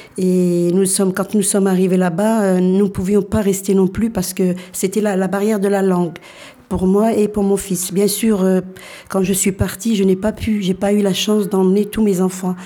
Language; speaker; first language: French; early bilingual, other home language; Arabic